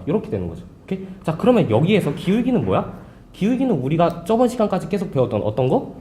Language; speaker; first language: Korean; native; Korean